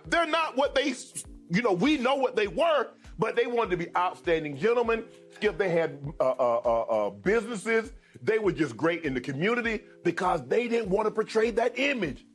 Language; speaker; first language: English; native; English